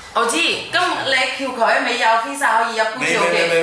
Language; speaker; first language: Cantonese; non-native, fluent; Indonesian